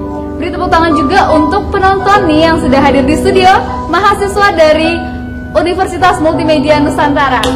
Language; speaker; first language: Indonesian; native; Indonesian